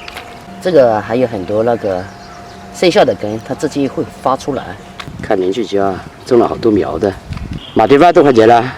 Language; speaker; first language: Chinese; native; Chinese